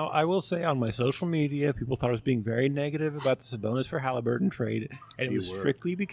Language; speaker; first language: English; native; English